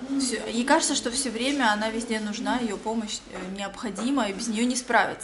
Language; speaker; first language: Russian; native; Russian